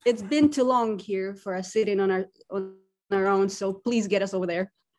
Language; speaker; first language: English; non-native, fluent; Russian